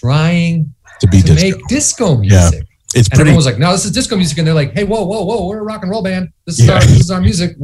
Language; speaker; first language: English; native; English